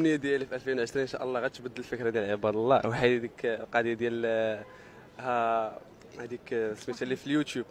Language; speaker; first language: Arabic; native; Arabic